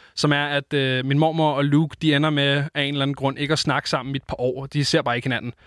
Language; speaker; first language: Danish; native; Danish